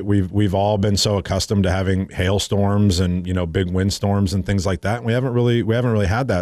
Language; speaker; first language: English; native; English